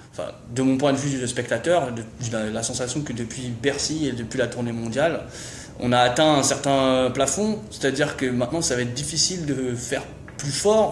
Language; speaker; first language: French; native; French